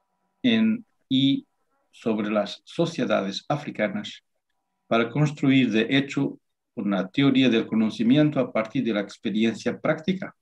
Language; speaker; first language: Spanish; non-native, fluent; Wolof